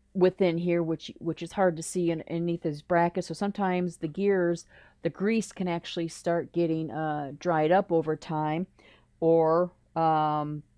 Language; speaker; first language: English; native; English